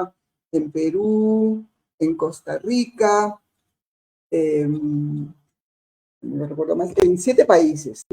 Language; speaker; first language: Spanish; native; Spanish